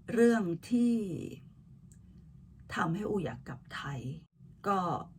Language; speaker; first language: Thai; native; Thai